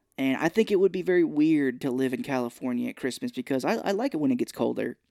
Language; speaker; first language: English; native; English